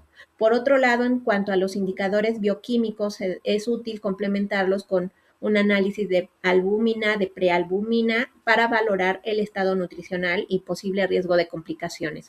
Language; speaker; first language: Spanish; native; Spanish